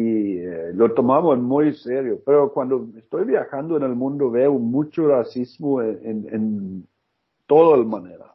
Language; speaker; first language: Spanish; non-native, learner; Norwegian